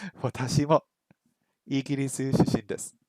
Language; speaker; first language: Japanese; non-native, learner; English